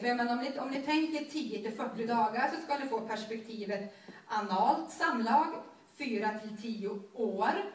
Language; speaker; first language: Swedish; native; Swedish